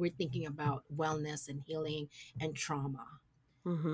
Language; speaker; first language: English; non-native, local second language; Filipino